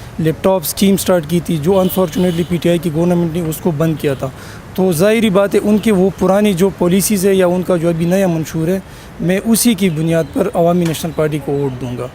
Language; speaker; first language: Urdu; non-native, local second language; Pashto